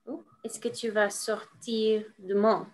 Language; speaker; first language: French; non-native, learner; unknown